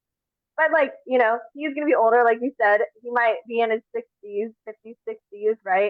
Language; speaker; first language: English; native; English